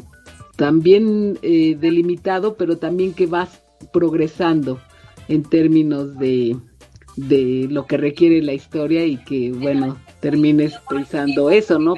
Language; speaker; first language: Spanish; native; Spanish